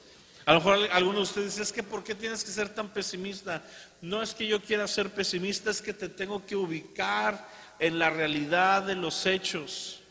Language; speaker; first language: Spanish; native; Spanish